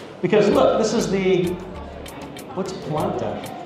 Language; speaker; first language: English; native; English